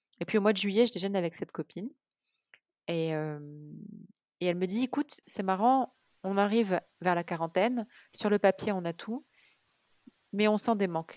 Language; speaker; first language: French; early bilingual, other home language; Arabic